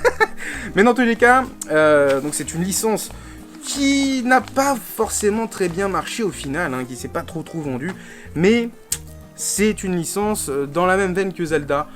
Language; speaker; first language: French; native; French